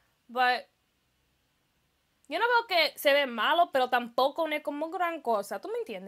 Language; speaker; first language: Spanish; early bilingual, heritage; Spanish